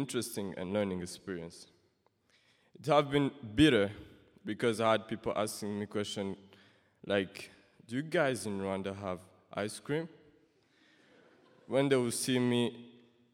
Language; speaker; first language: English; non-native, local second language; Kinyarwanda